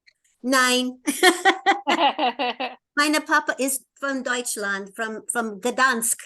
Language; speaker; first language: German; non-native, learner; English